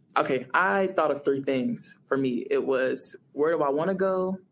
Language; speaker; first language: English; native; English